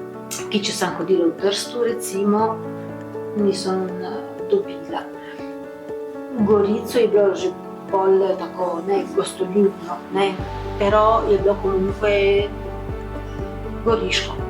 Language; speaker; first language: Slovenian; early bilingual, heritage; Slovenian